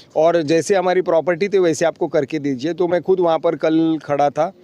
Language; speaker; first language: Hindi; non-native, local second language; Marathi